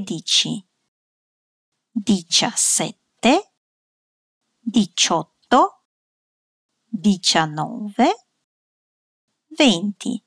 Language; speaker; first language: Italian; non-native, fluent; Russian